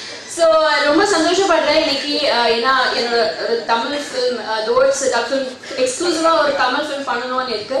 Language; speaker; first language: Tamil; non-native, learner; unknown